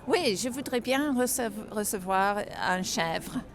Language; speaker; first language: French; non-native, learner; English